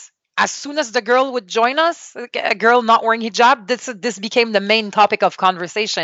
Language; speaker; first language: English; non-native, fluent; French